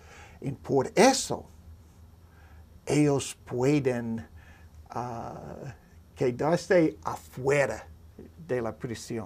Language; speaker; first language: Spanish; non-native, learner; English